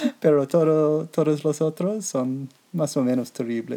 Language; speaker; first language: Spanish; non-native, learner; English